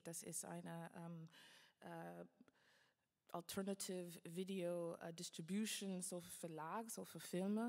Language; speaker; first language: German; non-native, fluent; English